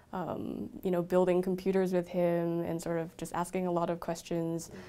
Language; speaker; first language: English; native; English